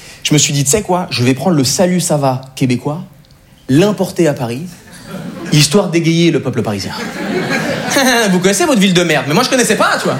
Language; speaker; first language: French; native; French